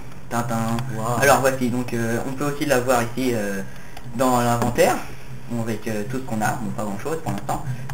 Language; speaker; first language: French; native; French